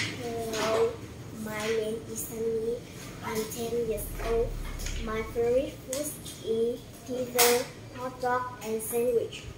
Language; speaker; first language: English; non-native, learner; Vietnamese